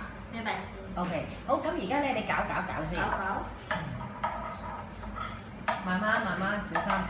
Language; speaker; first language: Cantonese; native; Cantonese